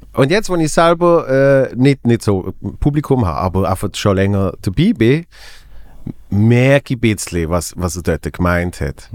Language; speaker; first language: German; native; German